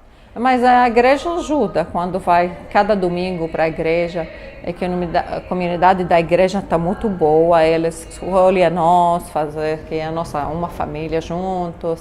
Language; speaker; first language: Portuguese; non-native, learner; Arabic